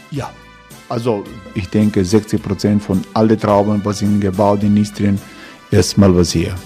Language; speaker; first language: German; non-native, fluent; Croatian